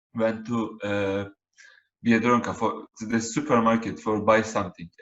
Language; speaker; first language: English; non-native, learner; Turkish